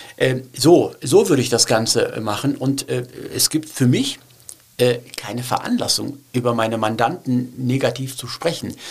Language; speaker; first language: German; early bilingual, other home language; Turkish